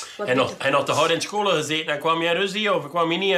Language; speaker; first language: Dutch; native; Dutch